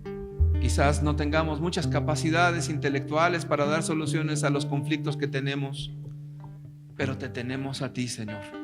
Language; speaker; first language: Spanish; native; Spanish